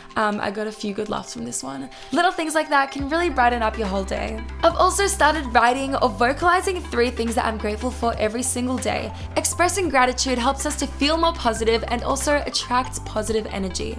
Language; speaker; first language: English; native; English